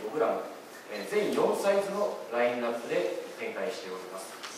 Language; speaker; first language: Japanese; native; Japanese